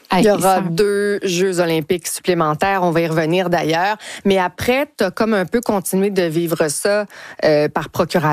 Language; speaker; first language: French; native; French